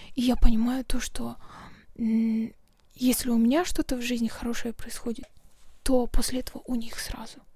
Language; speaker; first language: Russian; non-native, local second language; Kazakh